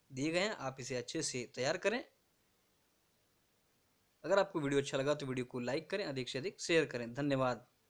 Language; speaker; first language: Hindi; native; Hindi